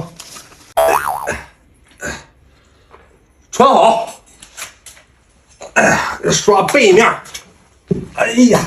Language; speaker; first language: Chinese; native; Chinese